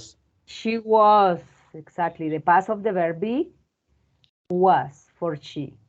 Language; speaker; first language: English; non-native, fluent; Spanish